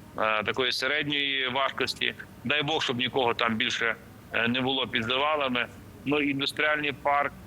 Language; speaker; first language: Ukrainian; native; Ukrainian